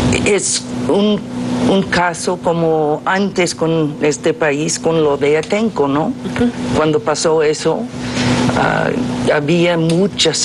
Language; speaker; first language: Spanish; non-native, fluent; English